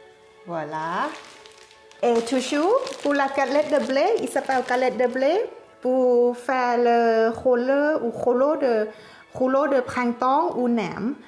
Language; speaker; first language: French; non-native, learner; Thai